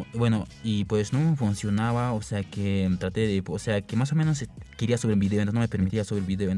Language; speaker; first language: Spanish; non-native, local second language; Quechua